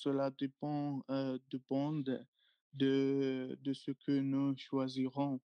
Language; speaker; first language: French; non-native, learner; Arabic